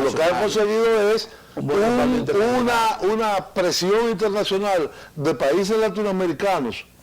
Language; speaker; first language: Spanish; native; Spanish